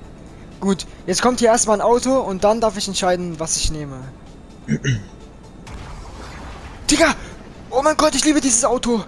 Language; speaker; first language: German; native; German